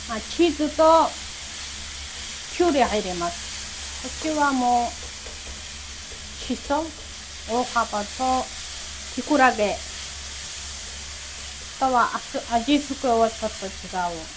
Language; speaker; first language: Japanese; non-native, fluent; Mongolian